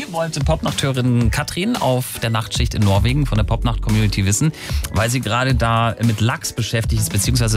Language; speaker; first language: German; native; German